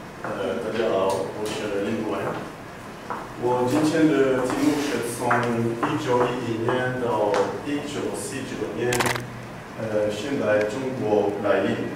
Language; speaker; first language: Chinese; non-native, learner; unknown